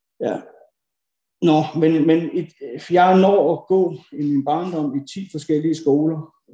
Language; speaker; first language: Danish; early bilingual, other home language; Norwegian